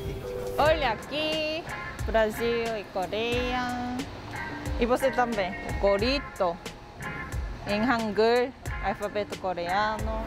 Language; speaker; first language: Portuguese; non-native, learner; Korean